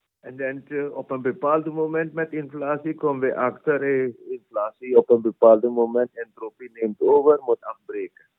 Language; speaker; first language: Dutch; non-native, fluent; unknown